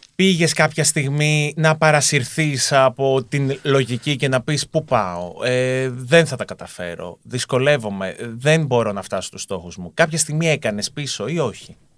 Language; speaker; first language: Greek; native; Greek